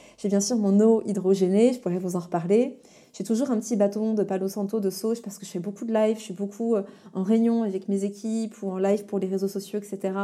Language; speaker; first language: French; native; French